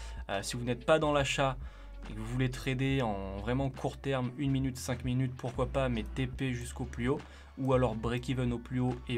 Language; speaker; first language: French; native; French